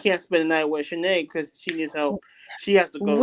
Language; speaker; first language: English; native; English